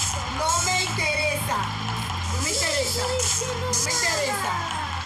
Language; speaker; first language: Spanish; native; Spanish